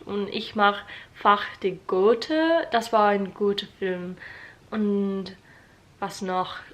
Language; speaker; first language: German; non-native, learner; English